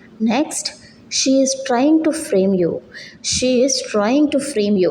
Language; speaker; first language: English; non-native, local second language; Tamil